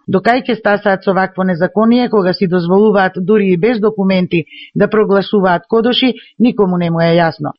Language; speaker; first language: Macedonian; native; Macedonian